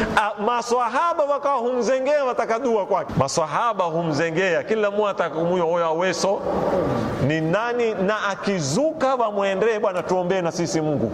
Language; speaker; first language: Swahili; native; Swahili